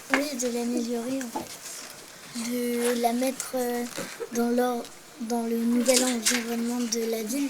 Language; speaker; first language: French; native; French